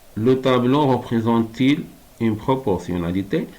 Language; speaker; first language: French; non-native, local second language; Arabic